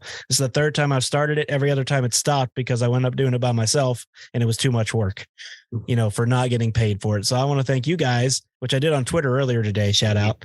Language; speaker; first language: English; native; English